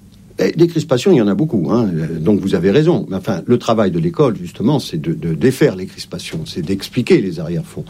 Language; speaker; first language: French; native; French